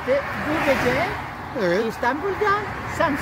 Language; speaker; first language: Turkish; non-native, learner; Italian